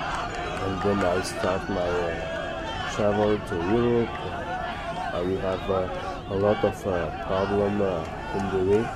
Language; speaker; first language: English; non-native, learner; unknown